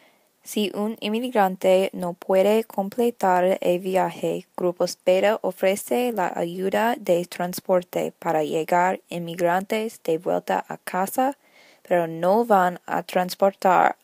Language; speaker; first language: Spanish; non-native, learner; English